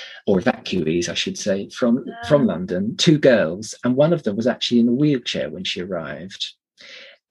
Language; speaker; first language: English; native; English